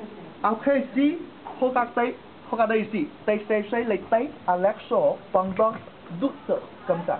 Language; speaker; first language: French; non-native, learner; Chinese